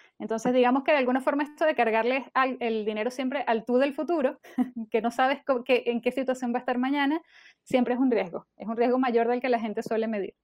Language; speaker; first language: Spanish; native; Spanish